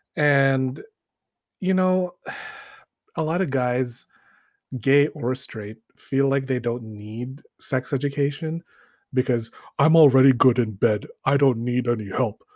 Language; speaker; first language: English; early bilingual, other home language; Filipino